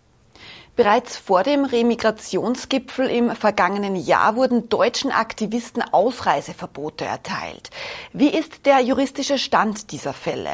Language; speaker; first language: German; native; German